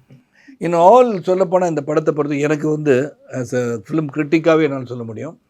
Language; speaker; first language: Tamil; native; Tamil